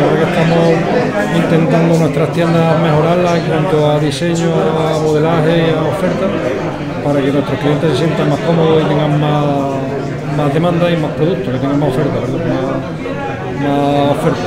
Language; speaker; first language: Spanish; native; Spanish